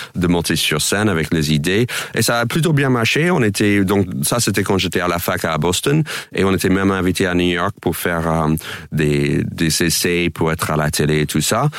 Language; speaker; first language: French; non-native, fluent; English